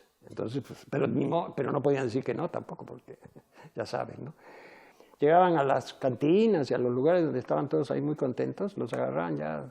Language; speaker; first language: Spanish; native; Spanish